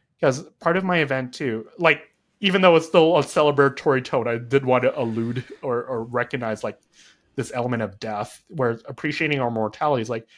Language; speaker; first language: English; native; English